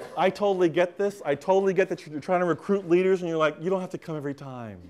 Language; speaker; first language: English; native; English